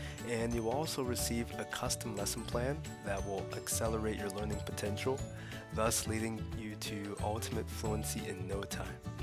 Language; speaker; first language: English; native; English